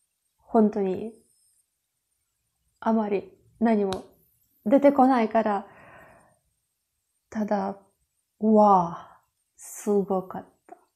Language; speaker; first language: Japanese; non-native, fluent; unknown